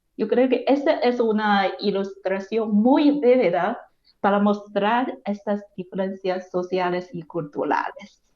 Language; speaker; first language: Spanish; non-native, fluent; Chinese